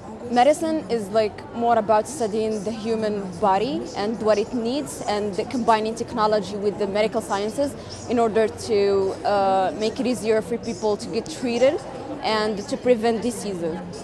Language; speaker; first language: English; non-native, fluent; Arabic